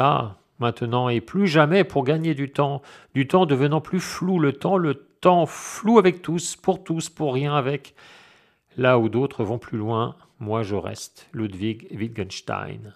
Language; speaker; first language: French; native; French